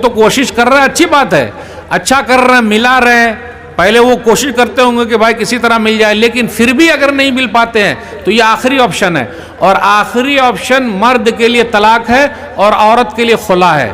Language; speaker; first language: Hindi; native; Hindi